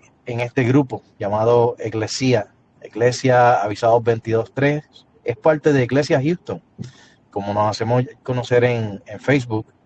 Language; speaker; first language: Spanish; native; Spanish